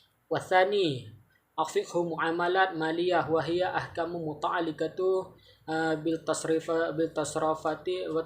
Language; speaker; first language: Arabic; non-native, learner; Malay